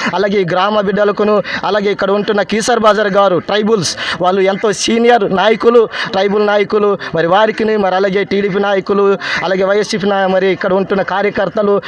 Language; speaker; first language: Telugu; non-native, local second language; Koya